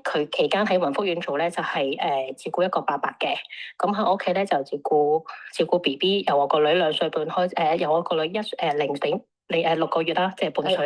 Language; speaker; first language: Cantonese; native; Cantonese